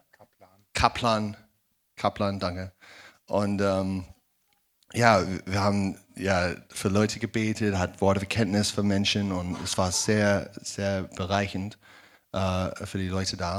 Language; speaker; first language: German; non-native, fluent; English